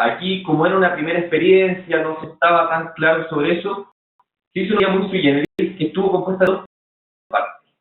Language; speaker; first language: Spanish; native; Spanish